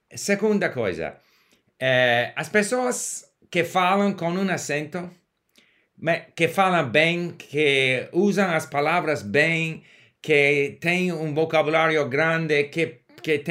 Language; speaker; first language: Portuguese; non-native, learner; English